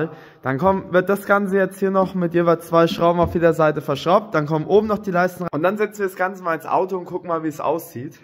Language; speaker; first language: German; native; German